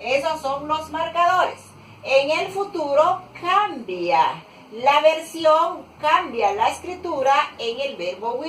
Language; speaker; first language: Spanish; non-native, local second language; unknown